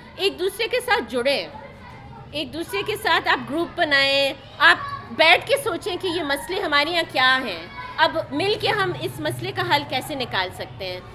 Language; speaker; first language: Urdu; early bilingual, heritage; Urdu